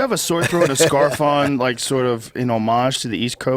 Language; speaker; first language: English; native; English